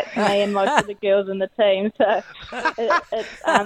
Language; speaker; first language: English; native; English